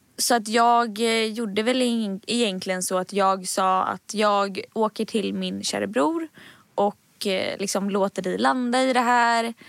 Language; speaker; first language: Swedish; native; Swedish